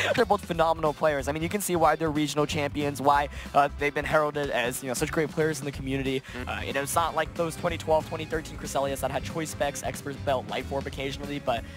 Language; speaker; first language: English; native; English